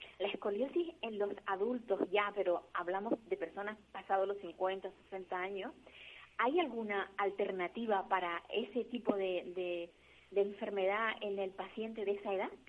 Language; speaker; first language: Spanish; native; Spanish